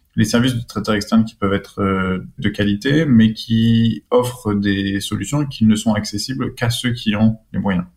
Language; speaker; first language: French; native; French